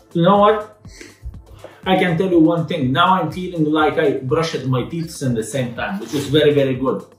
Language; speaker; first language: English; non-native, fluent; Lithuanian